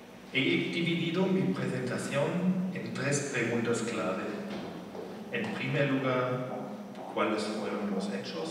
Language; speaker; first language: Spanish; non-native, fluent; German